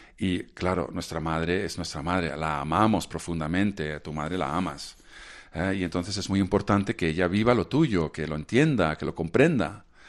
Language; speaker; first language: Spanish; non-native, fluent; Dutch